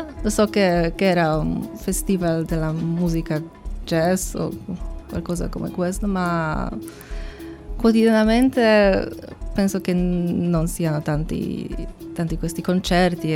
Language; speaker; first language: Italian; non-native, learner; Polish